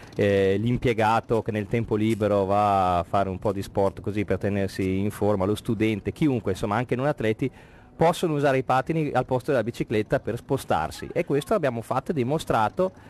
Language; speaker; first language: Italian; native; Italian